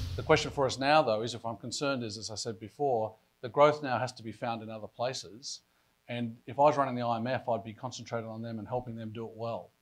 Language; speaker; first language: English; native; English